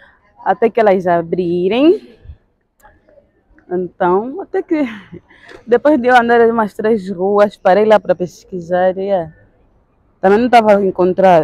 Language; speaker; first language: Portuguese; native; Portuguese